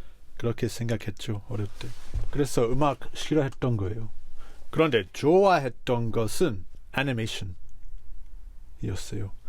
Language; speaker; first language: Korean; non-native, fluent; English